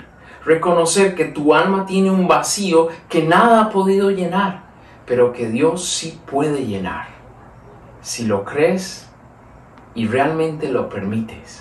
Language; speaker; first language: Spanish; native; Spanish